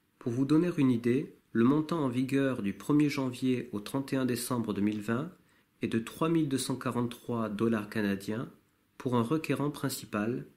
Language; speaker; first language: French; native; French